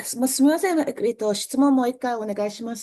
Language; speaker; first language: Japanese; non-native, fluent; Chinese